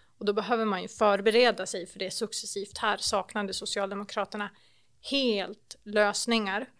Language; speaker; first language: Swedish; native; Swedish